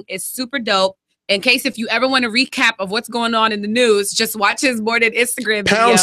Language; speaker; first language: English; native; English